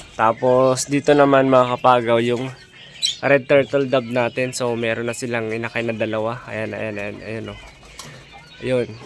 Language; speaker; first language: Filipino; native; Filipino